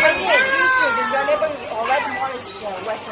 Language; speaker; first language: English; non-native, fluent; Portuguese